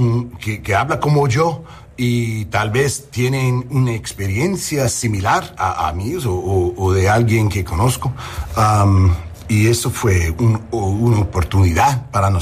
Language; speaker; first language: Spanish; non-native, learner; English